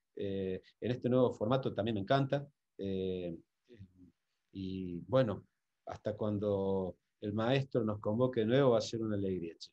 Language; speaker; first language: Spanish; native; Spanish